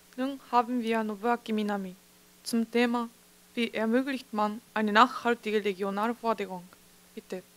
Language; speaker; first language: German; non-native, fluent; Japanese